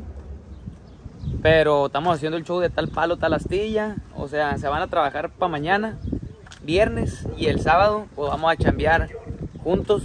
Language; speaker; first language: Spanish; early bilingual, heritage; Spanish